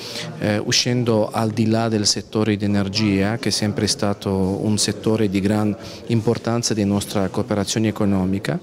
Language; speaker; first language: Italian; non-native, fluent; Azerbaijani